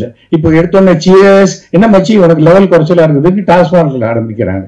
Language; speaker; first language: Tamil; native; Tamil